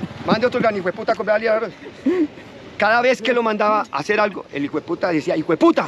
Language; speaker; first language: Spanish; native; Spanish